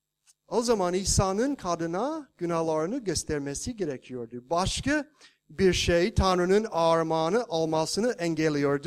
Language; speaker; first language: Turkish; non-native, fluent; English